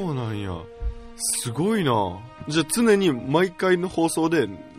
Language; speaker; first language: Japanese; native; Japanese